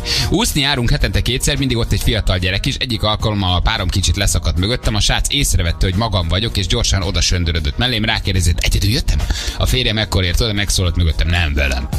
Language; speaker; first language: Hungarian; native; Hungarian